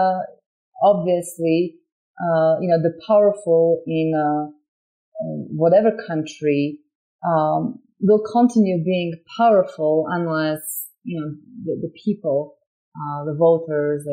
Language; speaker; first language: English; non-native, fluent; Slovak